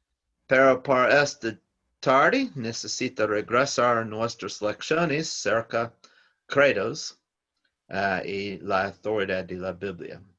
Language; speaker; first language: Spanish; non-native, learner; English